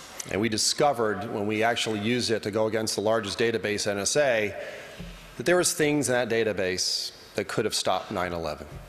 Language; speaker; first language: English; native; English